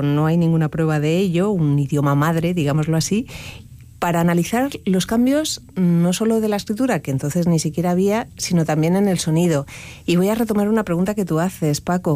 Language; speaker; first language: Spanish; native; Spanish